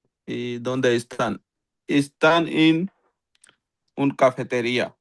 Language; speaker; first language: Spanish; non-native, learner; Urdu